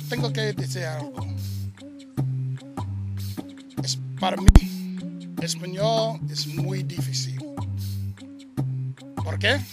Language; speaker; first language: Spanish; non-native, learner; English